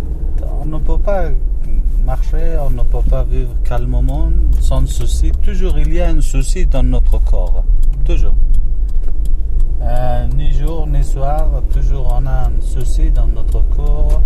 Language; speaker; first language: French; non-native, learner; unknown